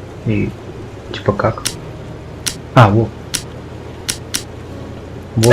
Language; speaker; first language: Russian; native; Russian